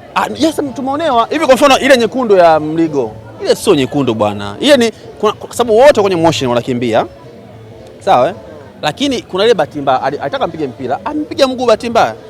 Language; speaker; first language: Swahili; native; Swahili